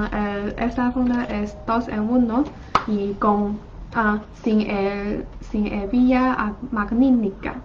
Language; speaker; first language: Spanish; non-native, learner; Chinese